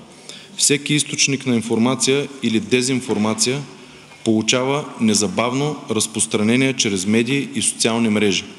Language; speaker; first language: Bulgarian; native; Bulgarian